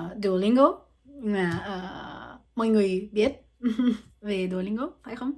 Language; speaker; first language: Vietnamese; non-native, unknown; French